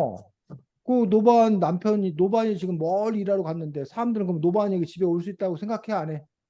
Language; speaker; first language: Korean; native; Korean